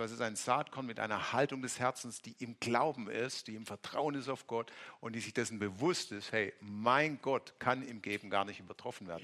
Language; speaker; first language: German; native; German